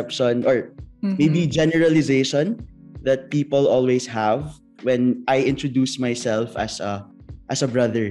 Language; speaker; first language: English; non-native, local second language; Filipino